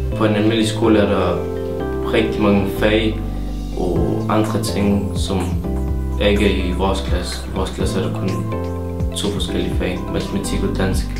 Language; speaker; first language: Danish; non-native, learner; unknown